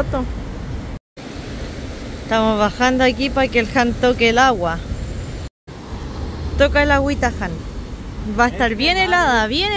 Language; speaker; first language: Spanish; native; Spanish